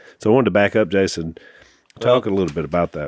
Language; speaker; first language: English; native; English